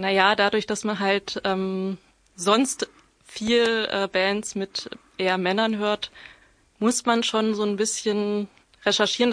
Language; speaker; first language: German; native; German